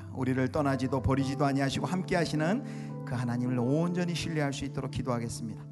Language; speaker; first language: Korean; native; Korean